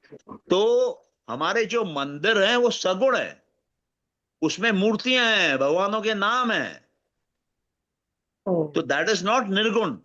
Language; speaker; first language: Hindi; native; Hindi